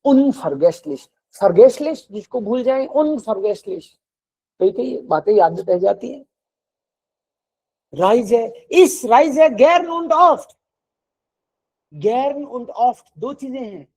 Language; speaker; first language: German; non-native, fluent; Hindi